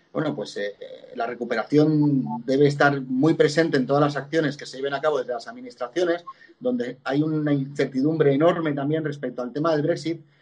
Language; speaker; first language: Spanish; native; Spanish